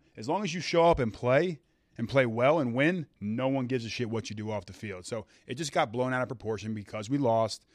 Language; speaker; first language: English; native; English